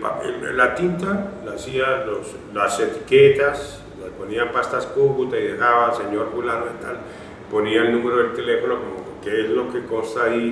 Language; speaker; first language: Spanish; native; Spanish